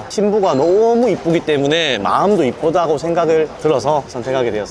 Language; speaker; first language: Korean; native; Korean